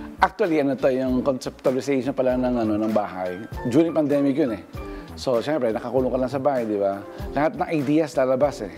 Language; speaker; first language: Filipino; non-native, local second language; Pampanga